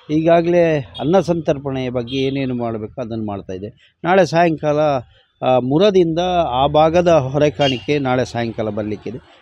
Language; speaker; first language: Kannada; native; Kannada